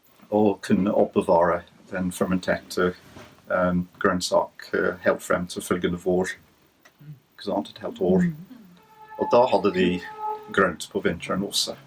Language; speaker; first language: Norwegian; non-native, fluent; English